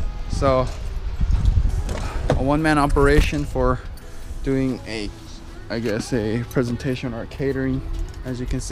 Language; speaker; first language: English; native; English